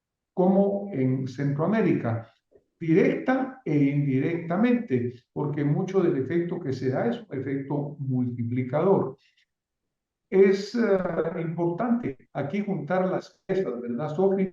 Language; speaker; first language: Spanish; native; Spanish